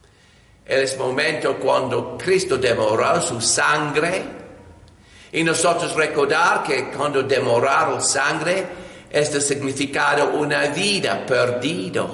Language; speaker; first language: Spanish; non-native, learner; English